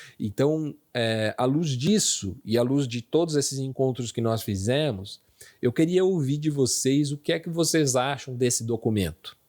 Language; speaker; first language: Portuguese; native; Portuguese